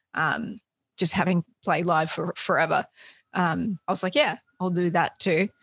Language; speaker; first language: English; native; English